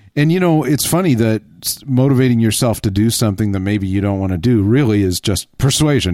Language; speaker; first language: English; native; English